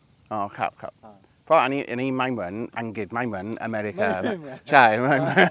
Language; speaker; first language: Thai; non-native, learner; English